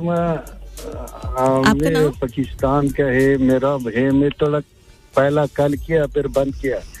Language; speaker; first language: Hindi; non-native, local second language; Pashto